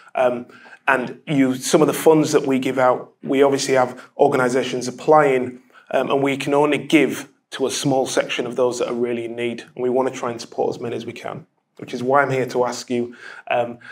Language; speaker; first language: English; native; English